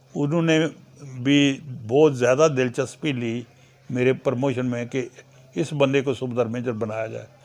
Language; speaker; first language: Urdu; non-native, local second language; Punjabi